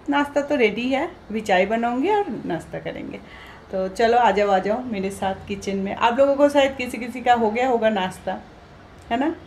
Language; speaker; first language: Hindi; non-native, local second language; Bangla